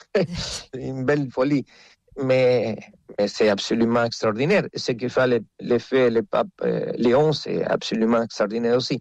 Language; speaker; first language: French; non-native, fluent; Spanish